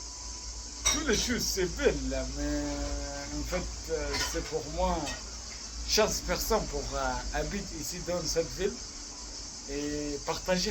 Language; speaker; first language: French; non-native, learner; Arabic